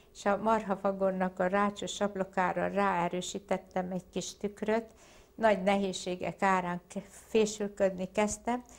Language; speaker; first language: Hungarian; native; Hungarian